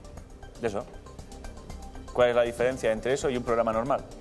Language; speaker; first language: Spanish; native; Spanish